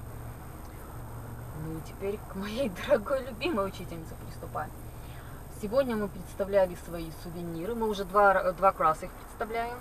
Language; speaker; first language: Russian; native; Russian